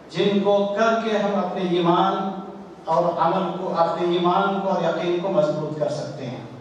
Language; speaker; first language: Urdu; native; Urdu